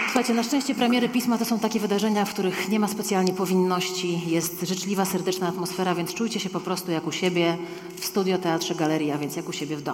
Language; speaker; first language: Polish; native; Polish